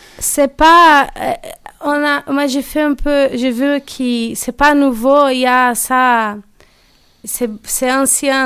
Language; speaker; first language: French; non-native, learner; Portuguese